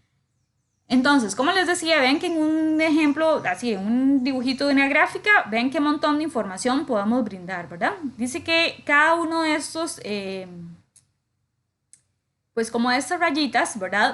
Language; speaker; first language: Spanish; native; Spanish